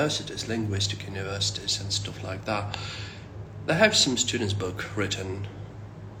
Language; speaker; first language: English; non-native, fluent; Russian